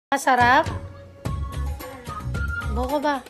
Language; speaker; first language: Korean; non-native, learner; Filipino